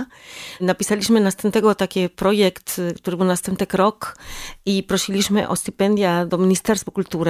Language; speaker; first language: Polish; non-native, learner; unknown